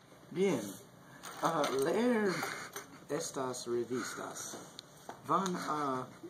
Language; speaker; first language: Spanish; non-native, learner; English